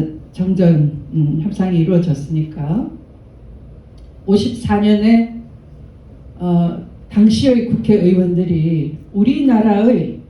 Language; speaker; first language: Korean; native; Korean